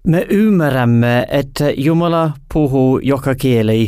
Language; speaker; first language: Finnish; non-native, learner; English